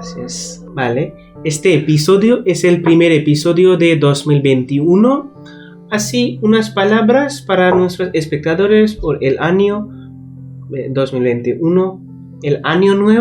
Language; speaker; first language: Spanish; non-native, learner; Bangla